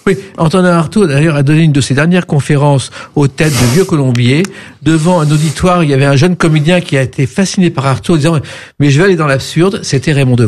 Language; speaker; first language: French; native; French